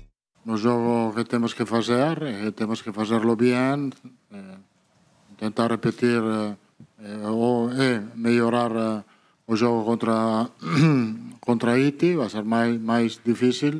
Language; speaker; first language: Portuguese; non-native, learner; Italian